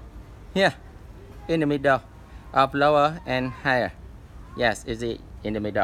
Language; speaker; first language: English; non-native, learner; Vietnamese